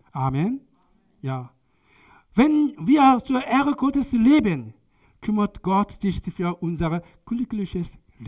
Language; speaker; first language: German; non-native, learner; Korean